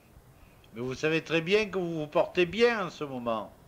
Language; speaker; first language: French; native; French